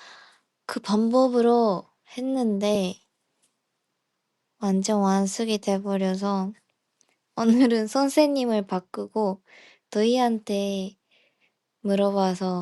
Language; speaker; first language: Korean; non-native, fluent; Japanese